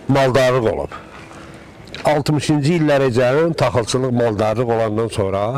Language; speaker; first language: Azerbaijani; native; Azerbaijani